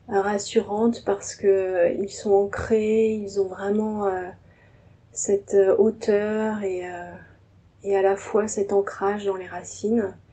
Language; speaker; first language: French; native; French